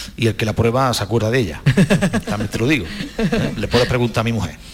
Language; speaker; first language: Spanish; native; Spanish